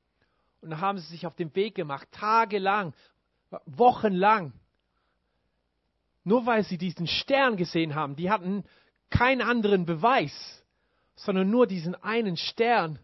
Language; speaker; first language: German; non-native, fluent; English